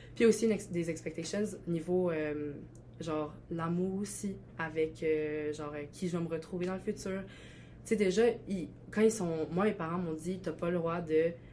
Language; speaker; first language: French; early bilingual, other home language; Albanian